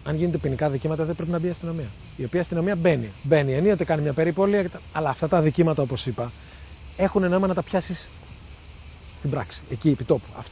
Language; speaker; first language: Greek; native; Greek